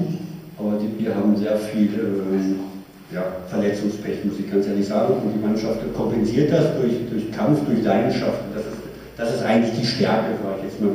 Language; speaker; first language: German; native; German